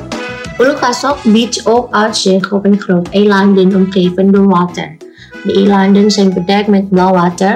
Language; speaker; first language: Dutch; non-native, learner; Indonesian